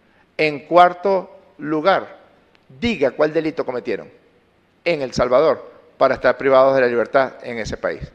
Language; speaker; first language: Spanish; native; Spanish